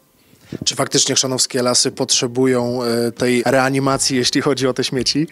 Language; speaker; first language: Polish; native; Polish